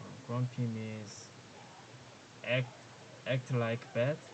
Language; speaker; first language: English; non-native, learner; Korean